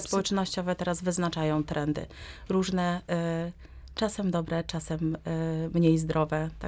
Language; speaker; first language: Polish; native; Polish